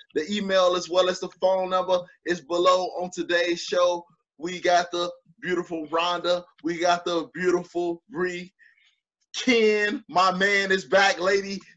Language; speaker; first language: English; native; English